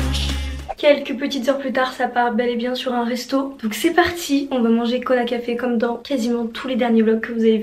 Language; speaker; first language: French; native; French